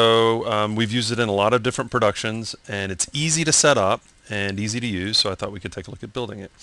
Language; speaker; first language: English; native; English